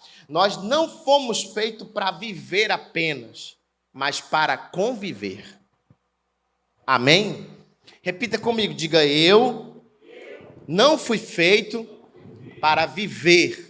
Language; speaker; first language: Portuguese; native; Portuguese